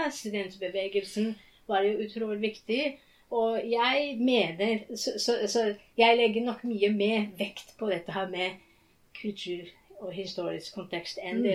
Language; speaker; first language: Norwegian; non-native, fluent; Japanese